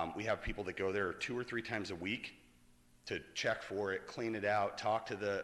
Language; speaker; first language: English; native; English